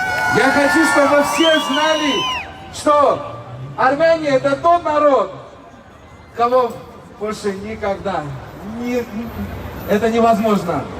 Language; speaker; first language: Russian; non-native, local second language; Armenian